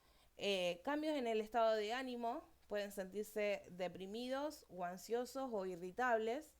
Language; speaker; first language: Spanish; native; Spanish